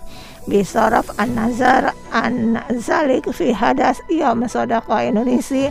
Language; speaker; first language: Arabic; non-native, fluent; Indonesian